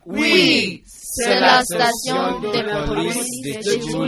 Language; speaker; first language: French; non-native, learner; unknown